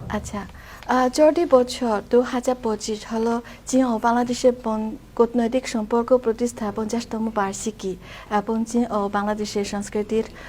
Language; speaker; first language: Bangla; non-native, fluent; Chinese